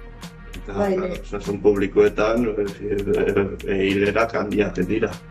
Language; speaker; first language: Basque; non-native, learner; Spanish